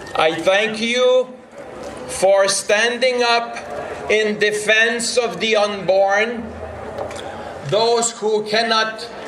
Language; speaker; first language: English; non-native, fluent; French